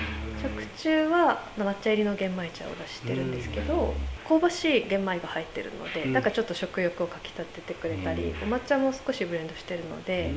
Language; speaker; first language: Japanese; native; Japanese